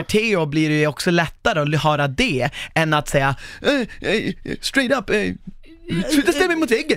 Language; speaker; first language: Swedish; native; Swedish